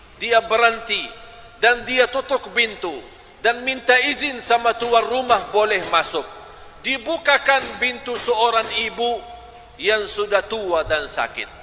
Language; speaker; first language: Malay; non-native, fluent; Arabic